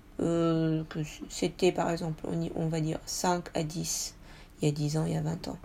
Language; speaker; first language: French; non-native, fluent; Japanese